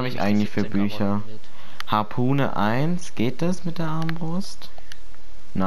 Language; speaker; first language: German; native; German